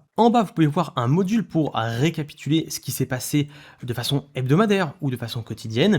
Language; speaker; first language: French; native; French